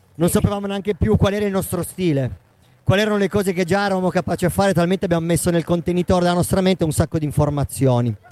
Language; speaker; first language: Italian; native; Italian